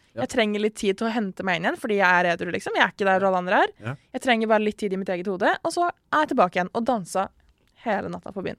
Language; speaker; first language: Norwegian; native; Norwegian